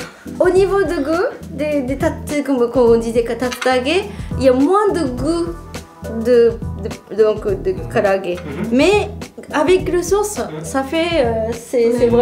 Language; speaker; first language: French; non-native, fluent; Japanese